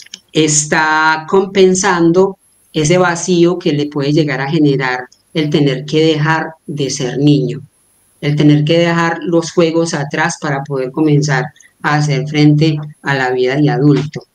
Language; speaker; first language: Spanish; native; Spanish